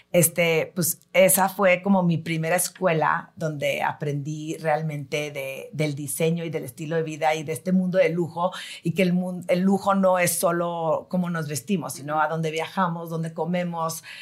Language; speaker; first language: Spanish; early bilingual, heritage; Spanish